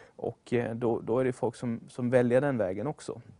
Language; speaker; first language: Swedish; non-native, fluent; German